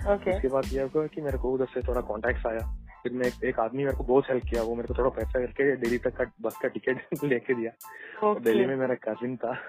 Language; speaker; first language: Hindi; non-native, local second language; Malayalam